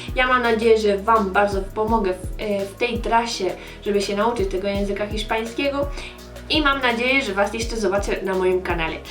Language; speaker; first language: Polish; early bilingual, heritage; Polish